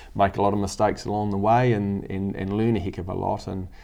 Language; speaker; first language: English; native; English